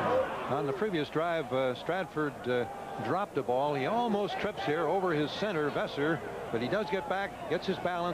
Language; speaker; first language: English; native; English